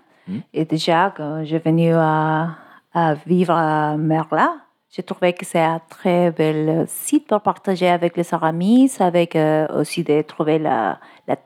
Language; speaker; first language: French; non-native, learner; Spanish